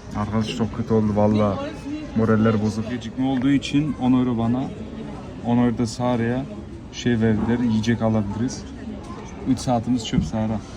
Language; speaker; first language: Turkish; early bilingual, heritage; Turkish